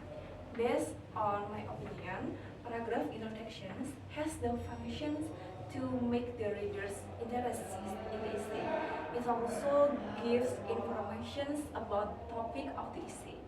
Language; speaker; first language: English; non-native, learner; Indonesian